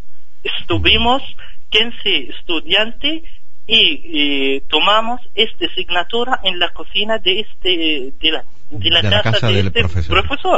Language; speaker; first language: Spanish; non-native, fluent; Arabic